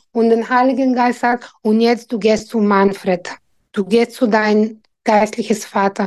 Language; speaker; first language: German; non-native, fluent; Bulgarian